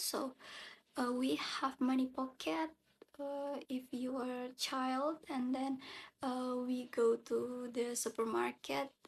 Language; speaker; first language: English; non-native, learner; Indonesian